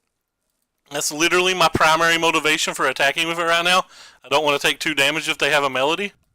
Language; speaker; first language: English; native; English